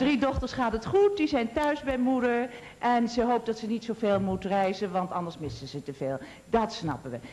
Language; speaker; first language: Dutch; native; Dutch